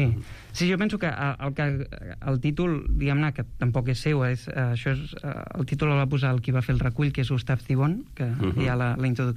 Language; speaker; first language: Catalan; native; Catalan